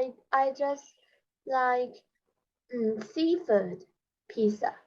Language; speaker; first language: English; non-native, learner; Chinese